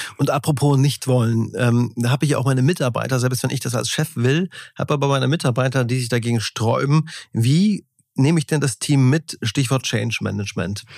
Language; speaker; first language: German; native; German